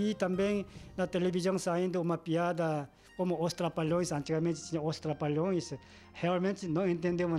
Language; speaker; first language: Portuguese; non-native, learner; Korean